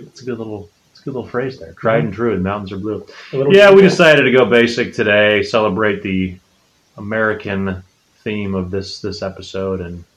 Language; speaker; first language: English; native; English